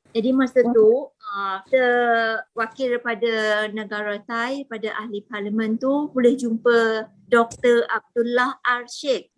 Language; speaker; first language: Malay; native; Malay